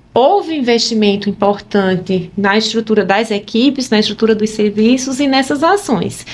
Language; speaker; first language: Portuguese; native; Portuguese